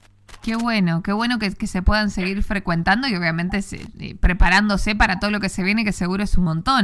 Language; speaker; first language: Spanish; native; Spanish